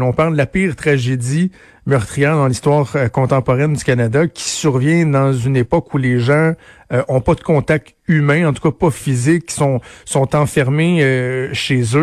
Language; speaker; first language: French; native; French